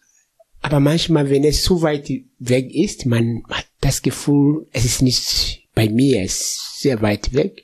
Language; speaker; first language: German; non-native, fluent; Swahili